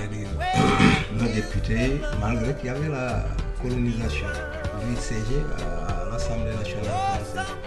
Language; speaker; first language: French; non-native, local second language; Wolof